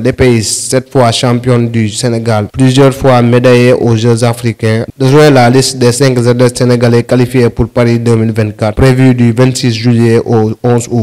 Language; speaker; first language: French; non-native, local second language; Wolof